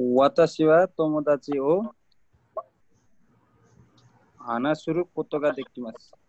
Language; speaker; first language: Japanese; non-native, learner; Nepali